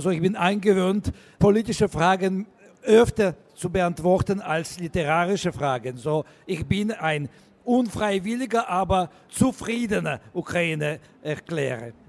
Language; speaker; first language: German; non-native, learner; Russian